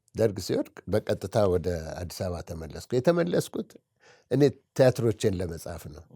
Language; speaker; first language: Amharic; native; Amharic